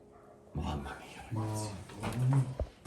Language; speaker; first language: Italian; native; Italian